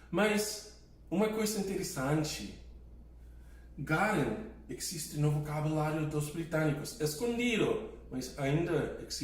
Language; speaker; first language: Portuguese; non-native, fluent; English